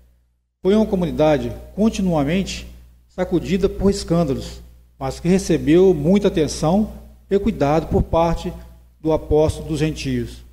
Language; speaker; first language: Portuguese; native; Portuguese